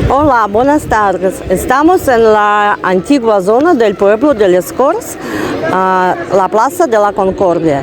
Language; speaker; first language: Spanish; non-native, learner; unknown